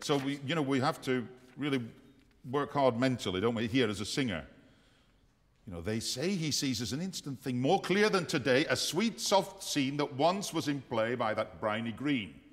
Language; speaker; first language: English; native; English